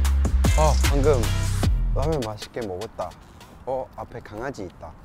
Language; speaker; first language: Korean; non-native, fluent; Cantonese